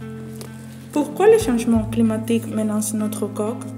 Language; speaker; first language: French; non-native, learner; Spanish